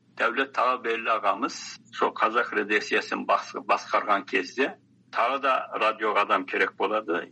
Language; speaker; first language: Kazakh; early bilingual, heritage; Kazakh